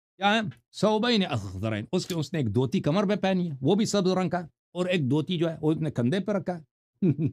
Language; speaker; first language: Urdu; non-native, fluent; Persian